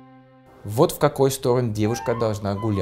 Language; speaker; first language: Russian; non-native, fluent; Dutch